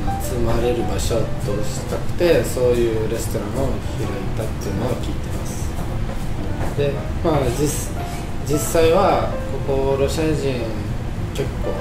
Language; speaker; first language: Japanese; non-native, fluent; Russian